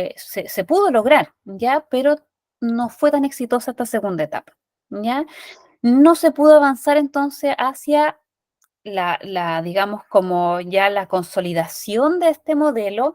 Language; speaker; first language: Spanish; native; Spanish